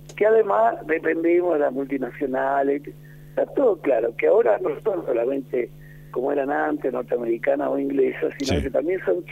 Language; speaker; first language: Spanish; native; Spanish